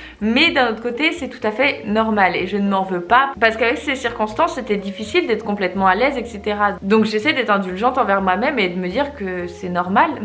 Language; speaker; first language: French; native; French